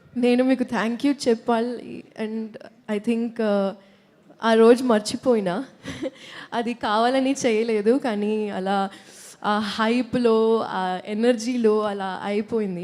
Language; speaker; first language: Telugu; non-native, local second language; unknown